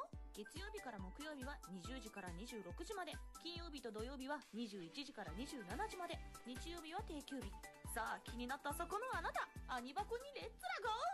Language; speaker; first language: Japanese; native; Japanese